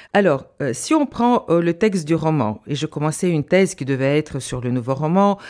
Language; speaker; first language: French; non-native, fluent; Bulgarian